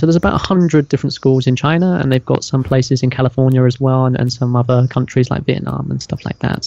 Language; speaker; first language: English; native; English